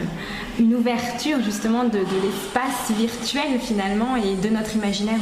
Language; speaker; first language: French; native; French